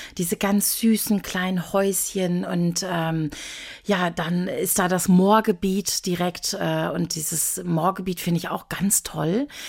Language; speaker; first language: German; early bilingual, other home language; Turkish